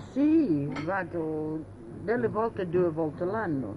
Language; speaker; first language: Italian; early bilingual, heritage; Italian